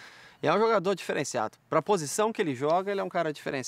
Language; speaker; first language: Portuguese; native; Portuguese